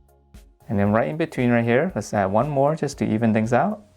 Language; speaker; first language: English; native; English